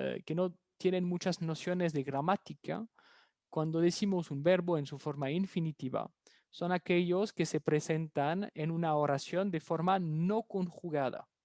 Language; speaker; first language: Spanish; non-native, fluent; French